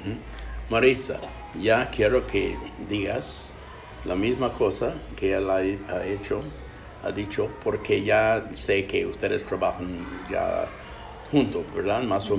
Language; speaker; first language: Spanish; non-native, fluent; English